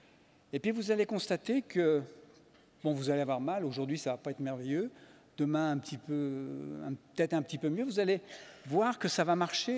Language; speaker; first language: French; native; French